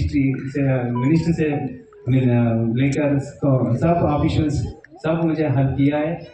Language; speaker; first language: Hindi; non-native, local second language; Telugu